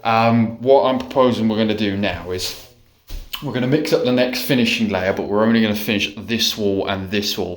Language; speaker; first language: English; native; English